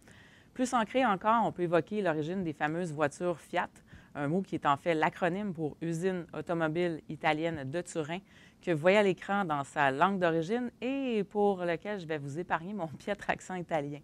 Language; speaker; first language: French; native; French